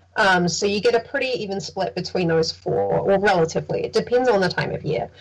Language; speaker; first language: English; native; English